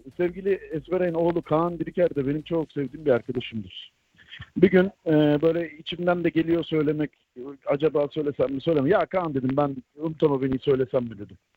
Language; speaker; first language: Turkish; native; Turkish